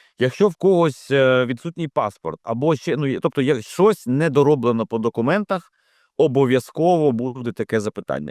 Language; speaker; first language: Ukrainian; native; Ukrainian